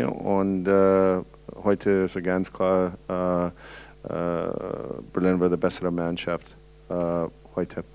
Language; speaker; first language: German; non-native, learner; English